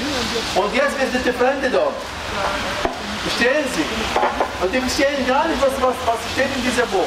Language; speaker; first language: German; non-native, learner; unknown